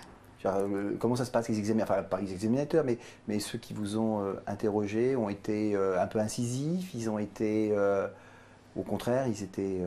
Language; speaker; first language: French; native; French